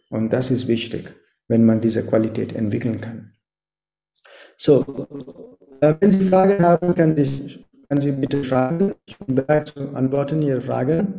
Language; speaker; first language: German; non-native, fluent; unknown